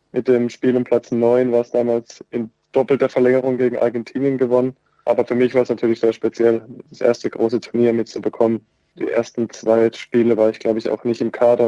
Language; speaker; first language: German; native; German